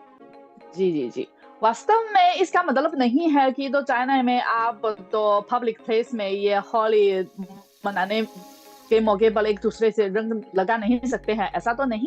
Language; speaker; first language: Hindi; non-native, fluent; Chinese